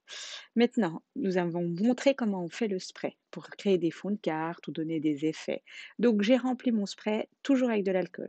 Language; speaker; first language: French; native; French